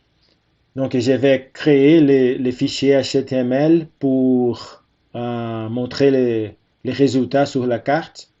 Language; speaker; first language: French; non-native, fluent; Portuguese